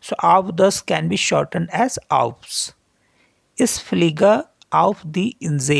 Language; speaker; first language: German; non-native, learner; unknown